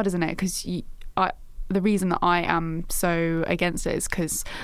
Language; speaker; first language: English; native; English